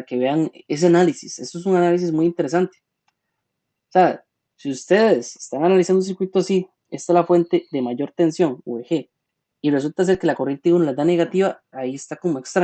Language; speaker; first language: Spanish; native; Spanish